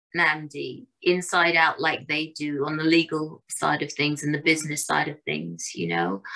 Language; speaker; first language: English; native; English